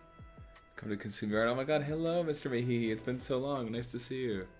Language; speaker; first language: English; native; English